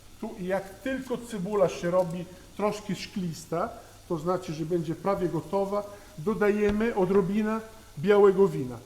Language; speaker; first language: Polish; non-native, learner; Italian